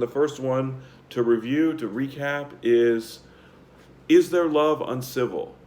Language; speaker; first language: English; native; English